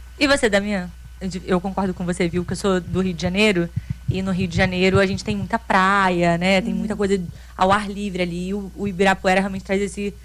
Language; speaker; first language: Portuguese; native; Portuguese